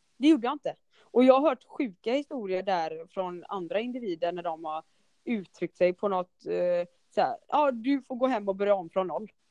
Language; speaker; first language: Swedish; early bilingual, other home language; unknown